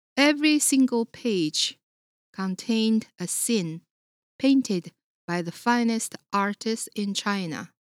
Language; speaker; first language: English; non-native, fluent; Chinese